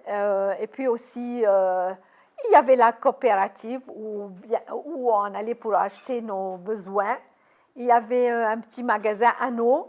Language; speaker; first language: French; non-native, fluent; Arabic